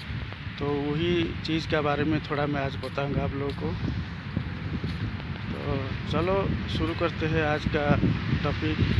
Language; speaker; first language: Hindi; non-native, local second language; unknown